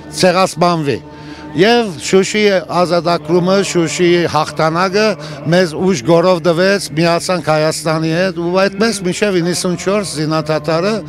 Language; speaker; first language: Armenian; early bilingual, heritage; Armenian